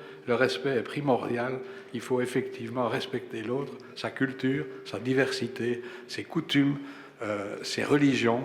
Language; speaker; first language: French; native; French